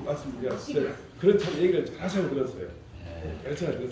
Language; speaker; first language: Korean; native; Korean